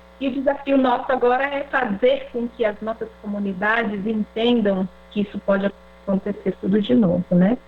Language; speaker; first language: Portuguese; non-native, local second language; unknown